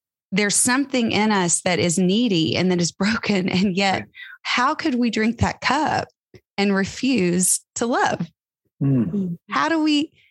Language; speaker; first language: English; native; English